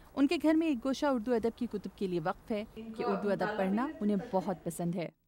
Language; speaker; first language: Urdu; native; Urdu